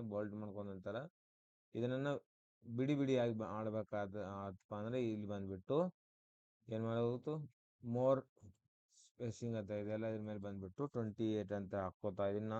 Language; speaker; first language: Kannada; native; Kannada